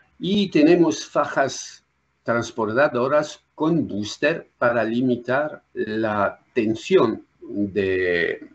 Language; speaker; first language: Spanish; non-native, learner; French